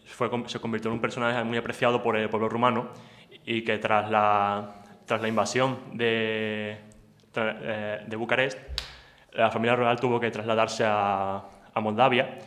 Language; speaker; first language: Spanish; native; Spanish